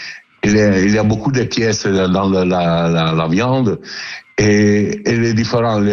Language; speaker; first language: French; non-native, learner; Italian